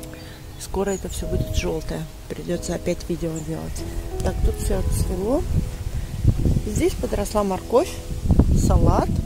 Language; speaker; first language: Russian; native; Russian